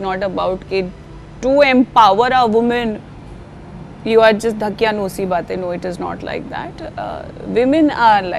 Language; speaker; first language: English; non-native, local second language; Hindi